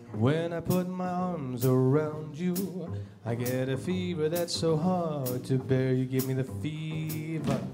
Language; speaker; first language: English; native; English